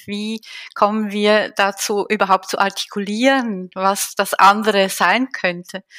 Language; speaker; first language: German; native; German